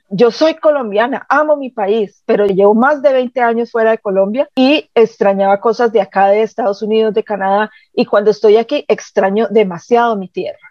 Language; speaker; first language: Spanish; native; Spanish